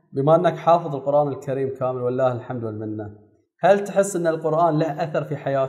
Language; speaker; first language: Arabic; native; Arabic